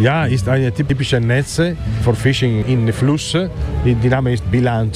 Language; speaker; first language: German; non-native, learner; Italian